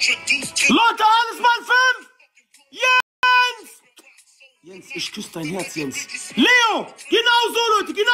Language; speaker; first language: German; non-native, local second language; Arabic